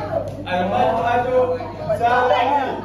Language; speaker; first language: Arabic; non-native, learner; Malay